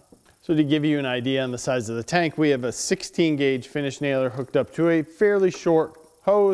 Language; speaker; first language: English; native; English